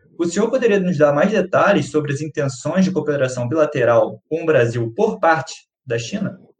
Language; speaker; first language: Portuguese; native; Portuguese